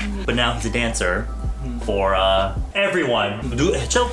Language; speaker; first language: English; native; English